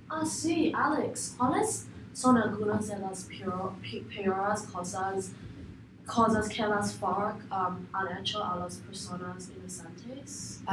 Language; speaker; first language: Spanish; non-native, learner; English